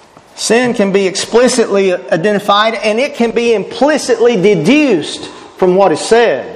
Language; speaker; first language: English; native; English